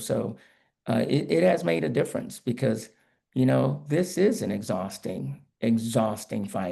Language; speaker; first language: English; native; English